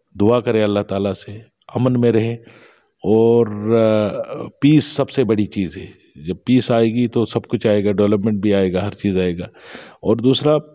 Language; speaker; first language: Hindi; non-native, local second language; Shina